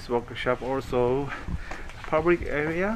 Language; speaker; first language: English; non-native, fluent; Korean